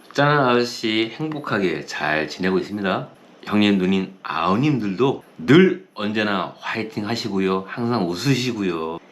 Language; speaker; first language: Korean; native; Korean